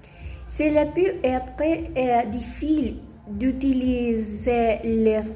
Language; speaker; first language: French; non-native, learner; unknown